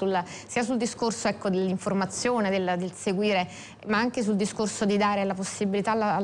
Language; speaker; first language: Italian; native; Italian